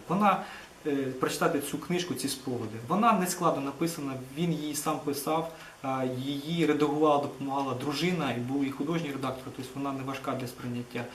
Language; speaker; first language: Ukrainian; native; Ukrainian